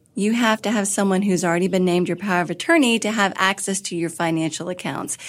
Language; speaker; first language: English; native; English